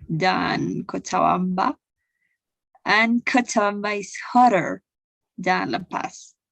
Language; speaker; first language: English; non-native, learner; Spanish